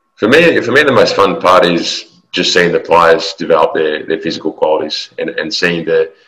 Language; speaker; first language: English; native; English